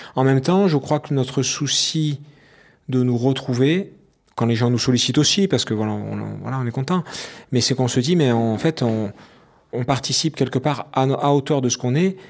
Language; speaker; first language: French; native; French